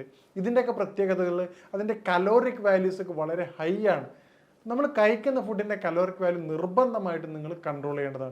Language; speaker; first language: Malayalam; native; Malayalam